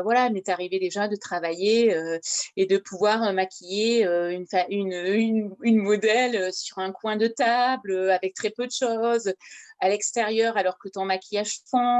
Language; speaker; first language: French; native; French